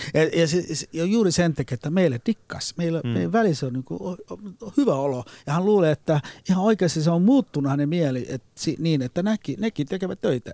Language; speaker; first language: Finnish; non-native, fluent; Somali